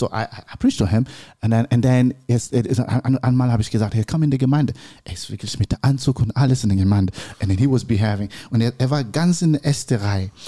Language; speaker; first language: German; non-native, learner; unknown